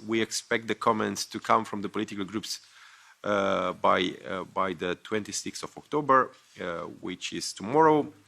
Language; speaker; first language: English; non-native, fluent; Romanian